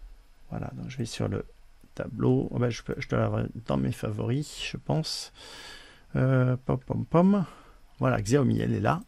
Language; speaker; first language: French; native; French